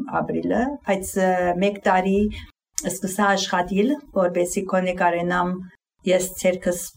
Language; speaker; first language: Armenian; early bilingual, heritage; Armenian